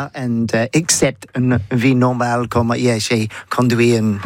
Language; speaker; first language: French; non-native, learner; English